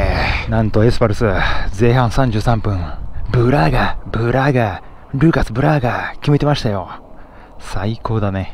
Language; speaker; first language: Japanese; native; Japanese